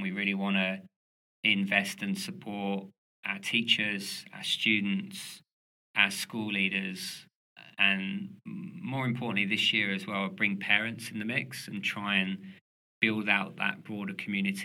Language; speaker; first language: English; native; English